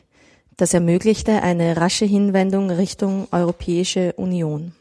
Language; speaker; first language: German; native; German